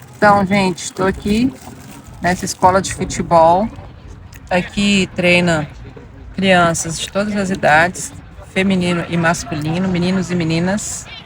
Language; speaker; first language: Portuguese; native; Portuguese